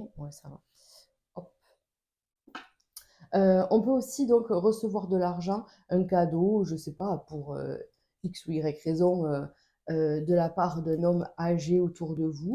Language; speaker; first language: French; native; French